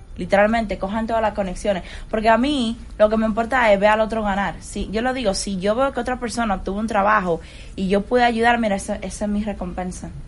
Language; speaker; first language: Spanish; native; Spanish